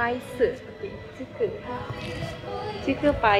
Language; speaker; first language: Chinese; non-native, learner; Malay